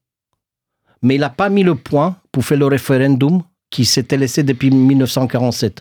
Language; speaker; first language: French; non-native, fluent; Romanian